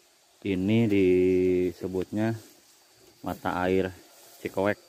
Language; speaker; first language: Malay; non-native, local second language; Sundanese